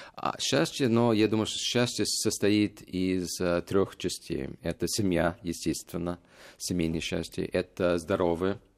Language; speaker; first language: Russian; non-native, fluent; English